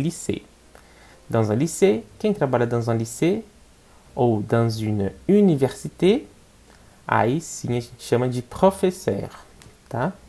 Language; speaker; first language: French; non-native, fluent; Portuguese